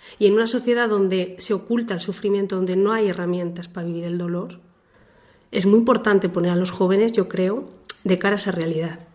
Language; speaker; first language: Spanish; native; Spanish